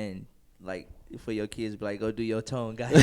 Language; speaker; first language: English; native; English